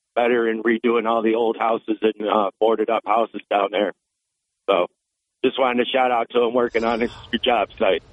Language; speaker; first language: English; native; English